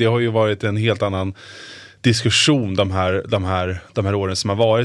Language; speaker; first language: Swedish; native; Swedish